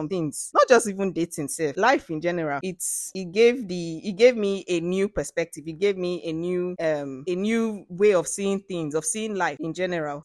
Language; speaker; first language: English; non-native, local second language; Ibibio